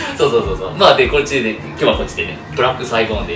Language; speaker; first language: Japanese; native; Japanese